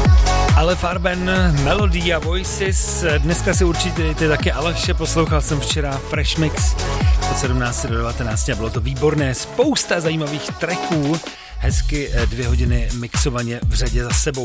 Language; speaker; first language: Czech; native; Czech